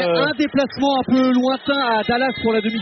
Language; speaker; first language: French; native; French